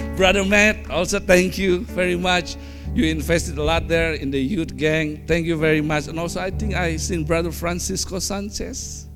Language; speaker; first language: English; non-native, fluent; Indonesian